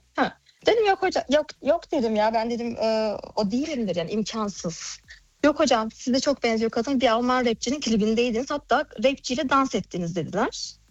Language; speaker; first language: Turkish; early bilingual, heritage; Turkish